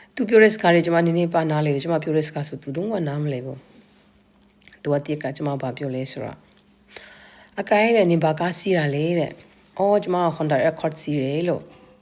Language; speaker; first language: Burmese; non-native, local second language; Kachin